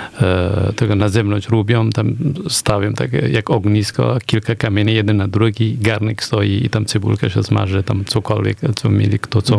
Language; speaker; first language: Polish; non-native, fluent; Persian